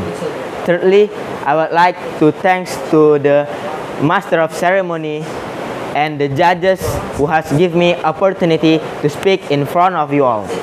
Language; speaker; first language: English; non-native, learner; Indonesian